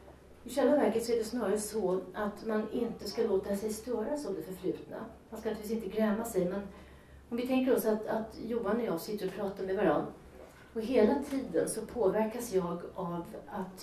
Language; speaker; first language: Swedish; native; Swedish